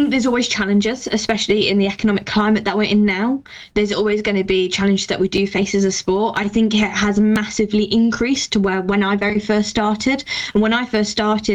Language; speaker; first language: English; native; English